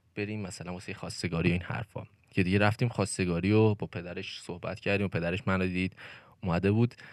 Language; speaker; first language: Persian; native; Persian